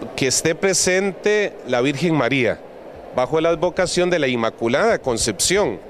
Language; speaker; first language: Spanish; native; Spanish